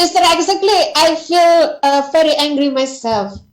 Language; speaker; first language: English; non-native, learner; Indonesian